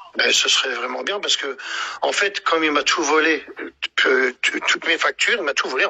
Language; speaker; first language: French; native; French